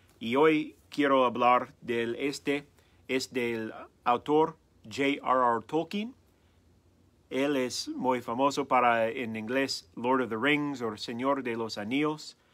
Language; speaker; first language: Spanish; non-native, fluent; English